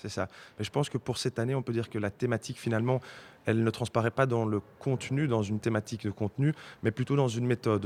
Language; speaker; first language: French; native; French